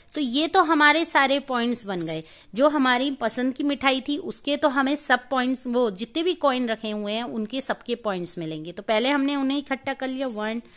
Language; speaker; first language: Hindi; native; Hindi